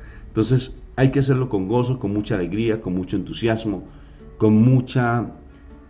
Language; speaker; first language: Spanish; native; Spanish